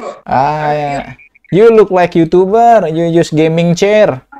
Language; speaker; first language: English; non-native, learner; Indonesian